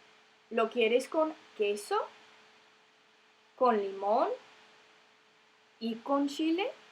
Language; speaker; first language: Spanish; non-native, fluent; English